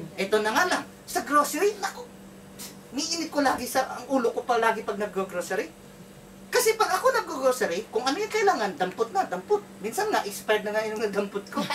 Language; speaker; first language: Filipino; non-native, local second language; Cebuano